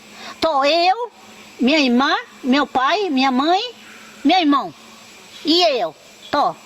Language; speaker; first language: Portuguese; non-native, local second language; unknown